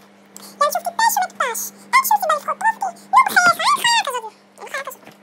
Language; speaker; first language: Hebrew; native; Hebrew